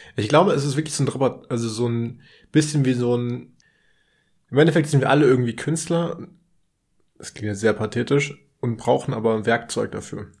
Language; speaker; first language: German; native; German